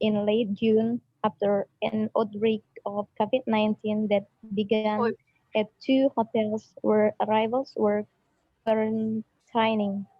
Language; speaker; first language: English; non-native, learner; Indonesian